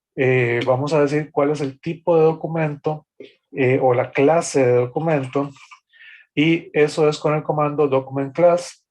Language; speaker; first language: Spanish; native; Spanish